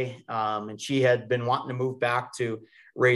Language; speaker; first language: English; native; English